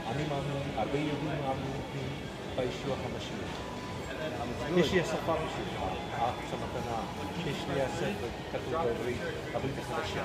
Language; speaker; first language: Hebrew; non-native, learner; Russian